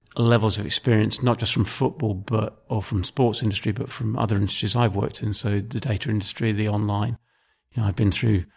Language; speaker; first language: English; native; English